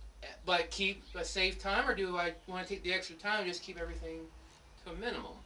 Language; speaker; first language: English; native; English